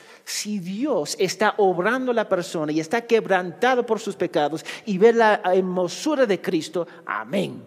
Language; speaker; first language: Spanish; early bilingual, heritage; Spanish